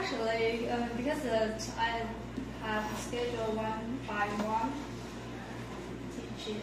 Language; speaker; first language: English; non-native, learner; Chinese